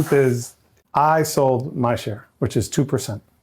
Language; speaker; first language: English; native; English